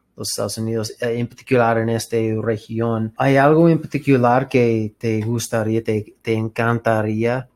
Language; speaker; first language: Spanish; non-native, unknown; English